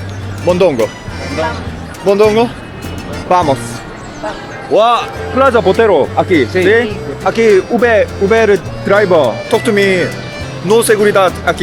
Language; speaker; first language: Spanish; non-native, learner; Korean